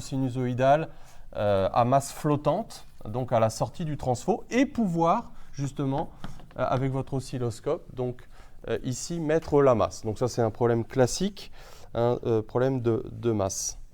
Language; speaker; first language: French; native; French